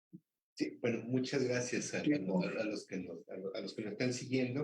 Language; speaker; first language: Spanish; native; Spanish